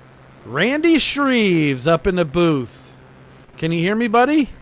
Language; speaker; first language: English; native; English